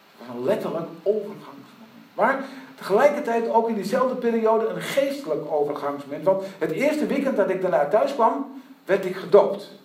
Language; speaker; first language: Dutch; native; Dutch